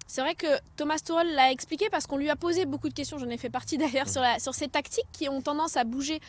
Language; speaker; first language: French; native; French